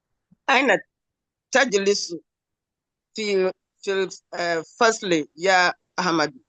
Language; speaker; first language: Arabic; non-native, learner; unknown